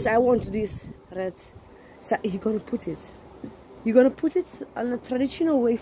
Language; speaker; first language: English; non-native, fluent; Dutch